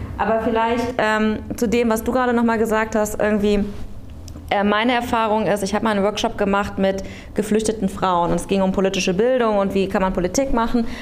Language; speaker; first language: German; early bilingual, other home language; Korean